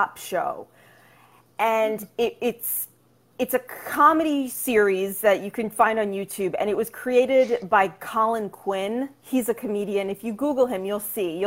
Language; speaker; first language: English; native; English